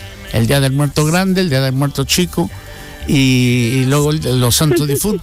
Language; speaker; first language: Spanish; native; Spanish